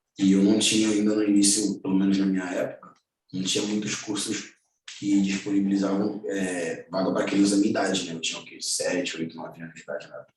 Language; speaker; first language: Portuguese; native; Portuguese